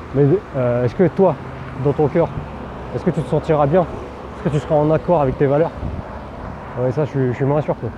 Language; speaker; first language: French; non-native, local second language; Min Nan Chinese